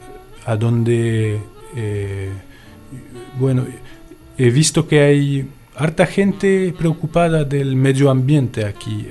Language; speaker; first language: Spanish; non-native, fluent; French